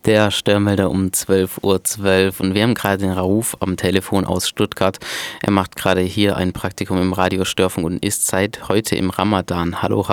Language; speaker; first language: German; native; German